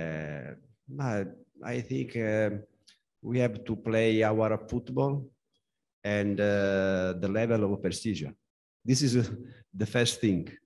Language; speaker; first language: English; non-native, learner; Italian